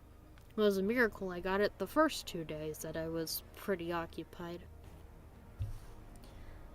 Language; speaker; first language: English; native; English